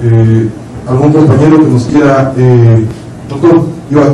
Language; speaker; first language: Spanish; native; Spanish